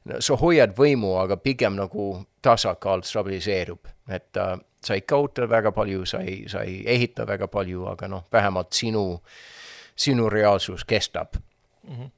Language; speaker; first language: Estonian; non-native, fluent; English